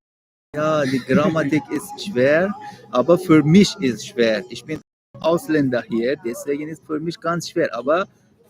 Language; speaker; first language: German; non-native, learner; Persian